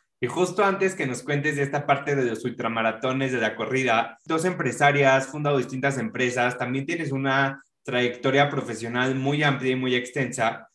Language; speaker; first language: Spanish; native; Spanish